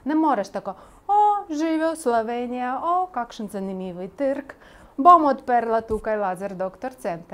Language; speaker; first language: Slovenian; non-native, learner; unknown